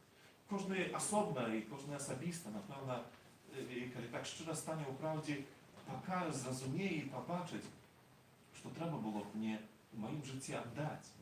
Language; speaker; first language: Polish; non-native, learner; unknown